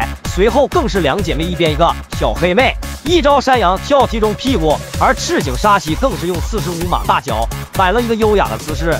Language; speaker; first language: Chinese; native; Chinese